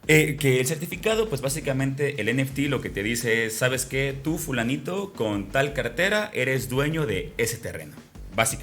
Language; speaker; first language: Spanish; native; Spanish